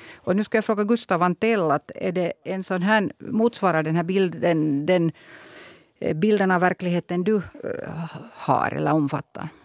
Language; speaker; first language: Swedish; native; Swedish